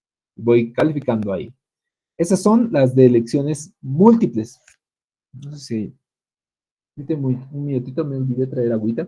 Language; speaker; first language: Spanish; native; Spanish